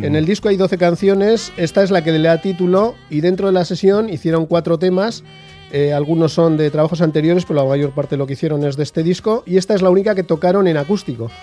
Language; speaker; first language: Spanish; native; Spanish